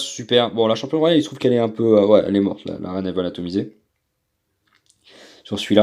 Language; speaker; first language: French; native; French